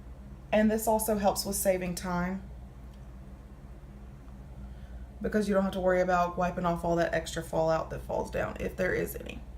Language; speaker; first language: English; native; English